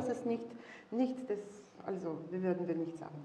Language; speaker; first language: German; non-native, fluent; Russian